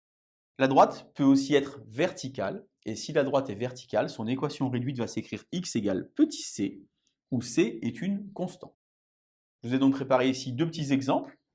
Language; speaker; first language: French; native; French